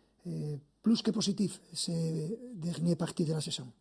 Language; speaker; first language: French; non-native, fluent; Spanish